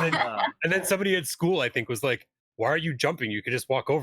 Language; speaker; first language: English; native; English